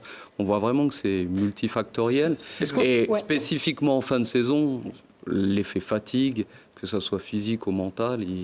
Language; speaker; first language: French; native; French